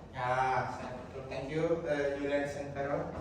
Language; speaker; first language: English; non-native, learner; Indonesian